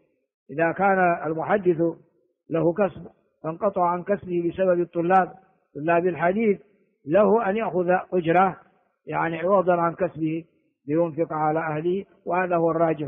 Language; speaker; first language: Arabic; non-native, fluent; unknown